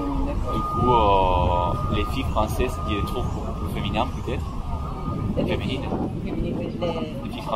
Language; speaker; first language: French; non-native, fluent; Spanish